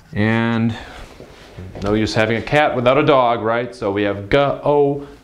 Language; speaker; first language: English; native; English